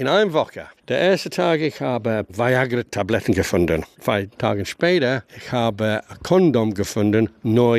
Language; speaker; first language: German; non-native, learner; English